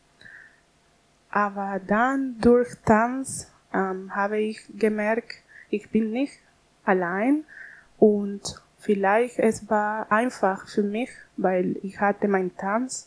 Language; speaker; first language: German; non-native, learner; Spanish